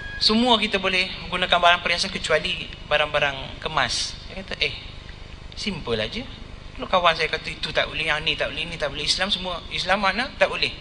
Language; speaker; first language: Malay; non-native, local second language; Tamil